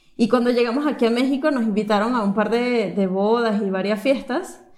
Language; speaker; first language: Spanish; native; Spanish